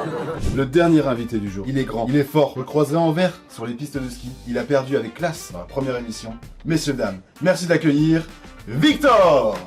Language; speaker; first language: French; native; French